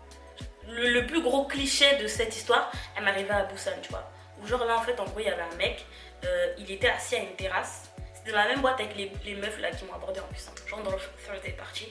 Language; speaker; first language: French; native; French